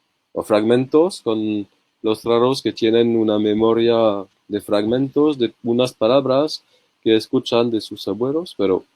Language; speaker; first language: Spanish; non-native, learner; French